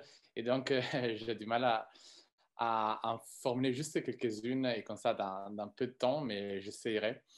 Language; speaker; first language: French; non-native, fluent; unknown